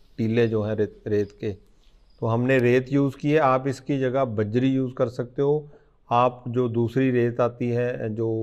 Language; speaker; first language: Hindi; non-native, local second language; Punjabi